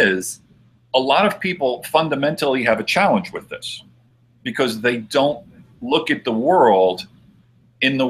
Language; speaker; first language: English; native; English